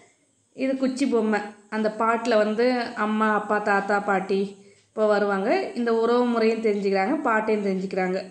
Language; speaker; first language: Tamil; native; Tamil